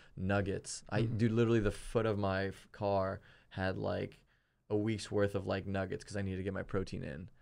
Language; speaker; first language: English; early bilingual, other home language; German